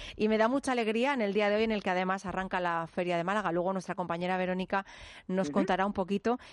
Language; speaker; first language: Spanish; native; Spanish